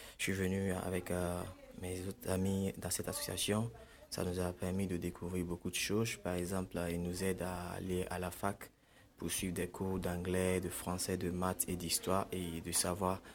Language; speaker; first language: French; non-native, fluent; English